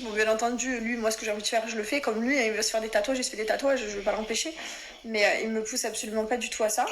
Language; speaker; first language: French; native; French